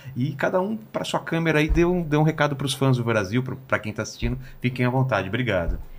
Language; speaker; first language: Portuguese; non-native, learner; Japanese